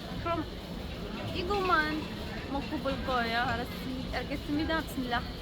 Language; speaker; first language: Korean; non-native, learner; Arabic